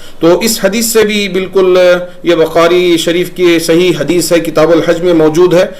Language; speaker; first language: Urdu; native; Urdu